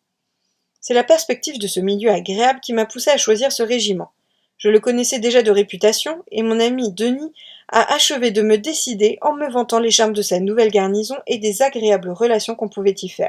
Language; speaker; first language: French; native; French